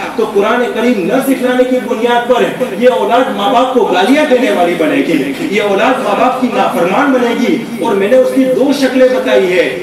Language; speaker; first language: Hindi; non-native, local second language; Gujarati